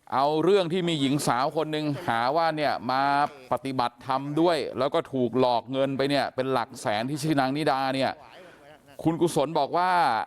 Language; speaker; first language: Thai; native; Thai